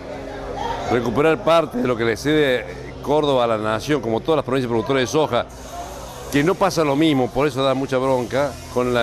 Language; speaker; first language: Spanish; native; Spanish